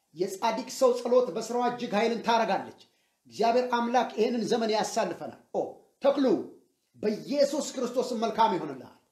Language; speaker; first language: Amharic; native; Amharic